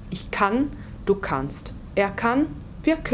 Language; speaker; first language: German; non-native, fluent; Portuguese